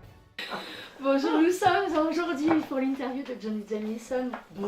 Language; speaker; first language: French; native; French